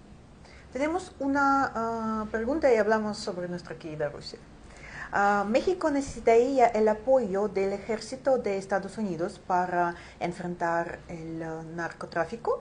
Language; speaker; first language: Spanish; non-native, fluent; Ukrainian